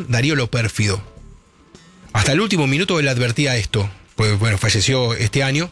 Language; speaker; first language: Spanish; native; Spanish